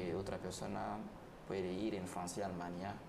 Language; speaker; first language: Spanish; non-native, learner; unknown